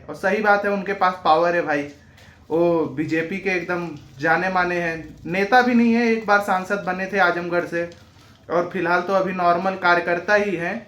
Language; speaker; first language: Hindi; native; Hindi